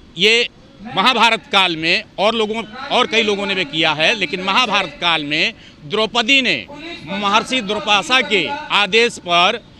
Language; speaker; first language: Hindi; native; Hindi